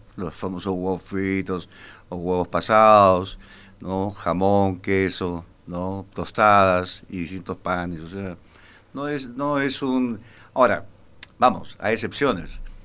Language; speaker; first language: Spanish; native; Spanish